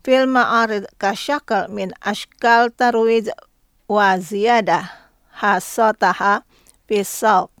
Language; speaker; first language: Arabic; non-native, fluent; Indonesian